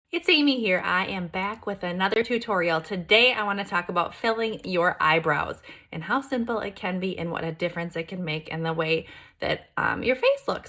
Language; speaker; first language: English; native; English